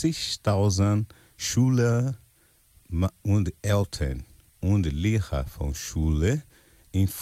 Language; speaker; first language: German; non-native, learner; Portuguese